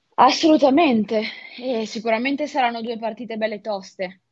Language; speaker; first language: Italian; native; Italian